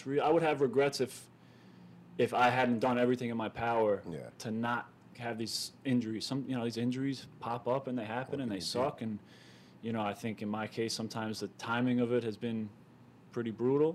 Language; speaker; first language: English; native; English